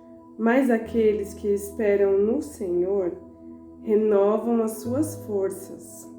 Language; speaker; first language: Portuguese; native; Portuguese